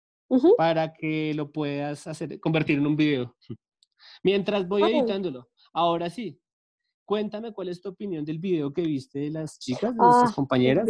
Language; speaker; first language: Spanish; native; Spanish